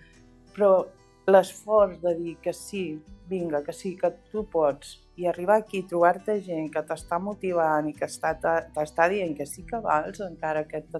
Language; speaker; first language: Catalan; non-native, local second language; Spanish